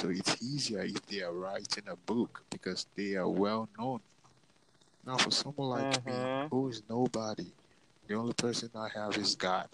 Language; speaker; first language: English; non-native, local second language; Igbo